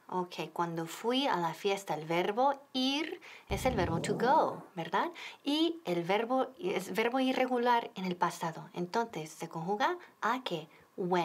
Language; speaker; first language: Spanish; non-native, fluent; English